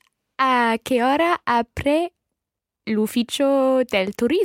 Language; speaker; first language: Italian; non-native, learner; English